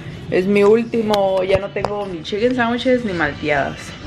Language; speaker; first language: Spanish; early bilingual, heritage; Spanish